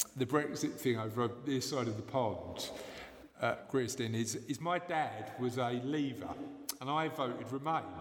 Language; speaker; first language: English; native; English